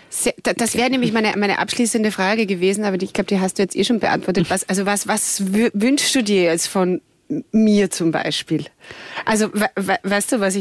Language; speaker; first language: German; native; German